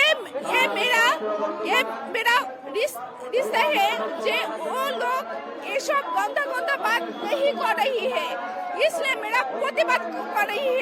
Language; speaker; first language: Hindi; non-native, learner; Bangla